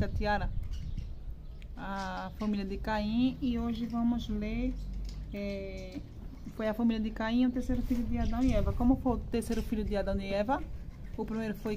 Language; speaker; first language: Portuguese; native; Portuguese